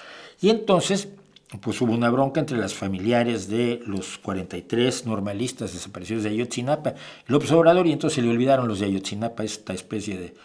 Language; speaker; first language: Spanish; native; Spanish